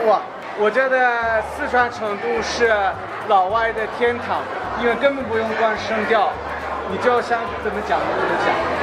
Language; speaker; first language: Chinese; non-native, fluent; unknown